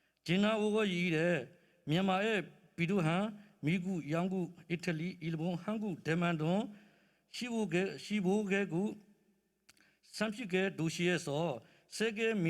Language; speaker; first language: Korean; non-native, learner; Burmese